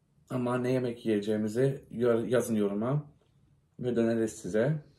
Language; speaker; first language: Turkish; early bilingual, heritage; Turkish